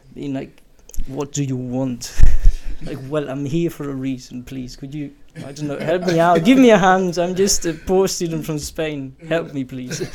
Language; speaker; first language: English; non-native, fluent; Spanish